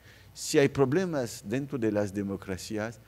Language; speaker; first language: Spanish; non-native, fluent; French